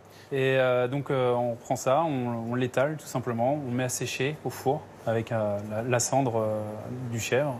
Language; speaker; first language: French; native; French